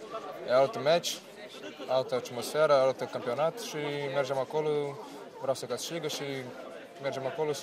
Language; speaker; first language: Romanian; non-native, learner; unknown